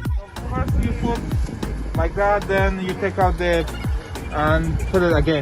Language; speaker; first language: English; non-native, learner; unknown